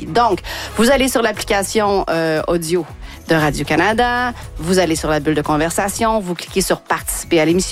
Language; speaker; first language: French; native; French